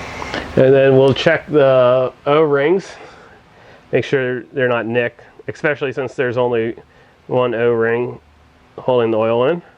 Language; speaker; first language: English; native; English